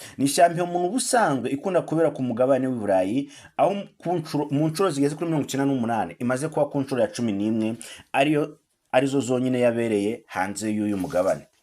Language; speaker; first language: Kinyarwanda; native; Kinyarwanda